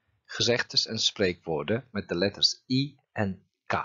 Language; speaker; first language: Dutch; non-native, fluent; Turkish